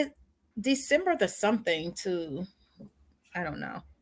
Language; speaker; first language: English; native; English